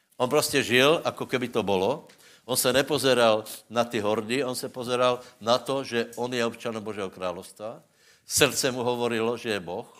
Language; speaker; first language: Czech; non-native, local second language; Slovak